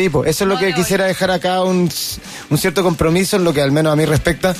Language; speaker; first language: Spanish; native; Spanish